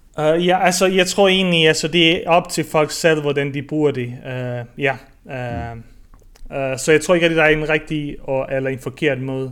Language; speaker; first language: Danish; early bilingual, other home language; Bosnian